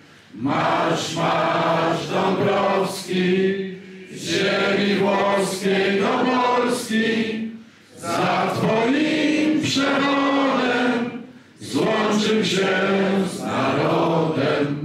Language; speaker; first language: Polish; native; Polish